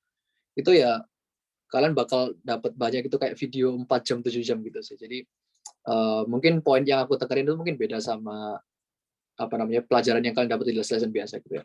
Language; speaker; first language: Indonesian; native; Indonesian